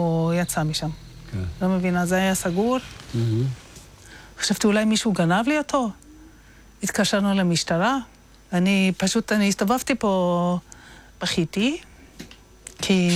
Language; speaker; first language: Hebrew; non-native, fluent; Norwegian